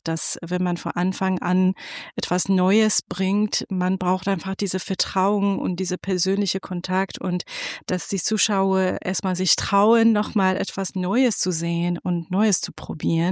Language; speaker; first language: German; non-native, fluent; Persian